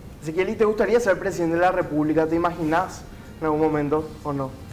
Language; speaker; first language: Spanish; native; Spanish